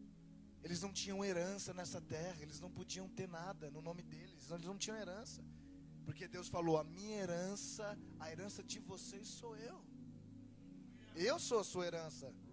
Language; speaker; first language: Portuguese; native; Portuguese